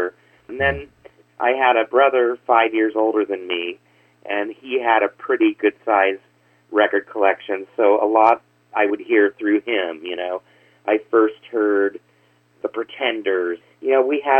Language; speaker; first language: English; native; English